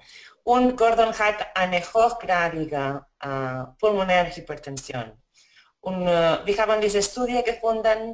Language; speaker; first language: German; non-native, fluent; Spanish